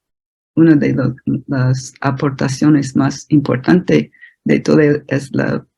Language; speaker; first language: Spanish; non-native, fluent; English